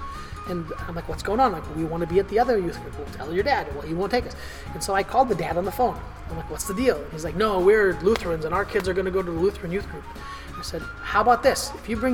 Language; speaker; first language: English; native; English